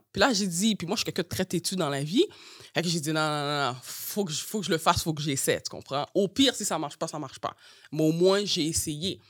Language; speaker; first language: French; early bilingual, other home language; Haitian Creole